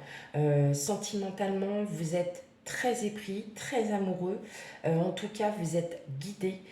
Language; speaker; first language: French; native; French